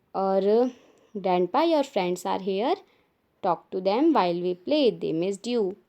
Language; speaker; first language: Hindi; native; Hindi